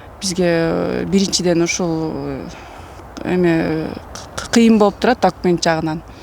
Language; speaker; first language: Kyrgyz; native; Kyrgyz